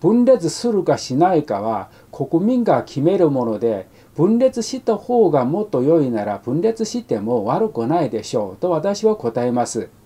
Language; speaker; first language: Japanese; non-native, fluent; Korean